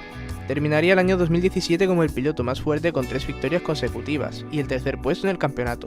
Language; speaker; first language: Spanish; native; Spanish